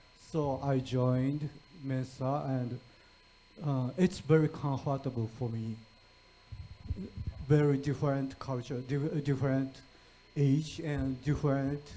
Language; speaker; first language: English; non-native, fluent; Japanese